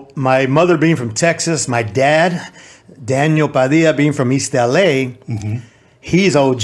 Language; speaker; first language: English; native; English